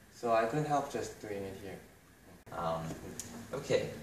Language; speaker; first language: English; non-native, fluent; Korean